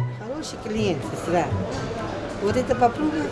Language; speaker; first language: Russian; non-native, local second language; Georgian